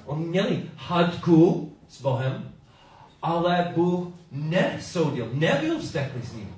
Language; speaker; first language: Czech; non-native, learner; English